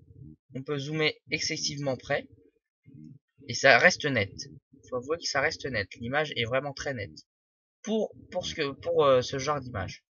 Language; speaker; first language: French; native; French